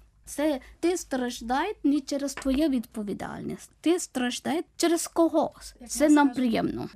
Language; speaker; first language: Ukrainian; non-native, fluent; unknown